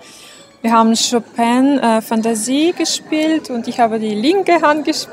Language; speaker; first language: German; non-native, fluent; Russian